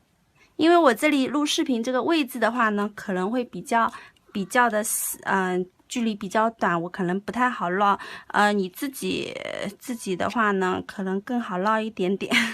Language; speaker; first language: Chinese; native; Chinese